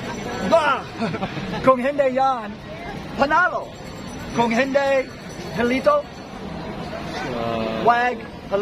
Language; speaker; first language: Filipino; non-native, learner; English